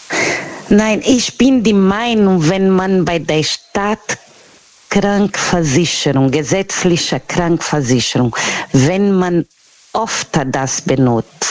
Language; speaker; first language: German; non-native, learner; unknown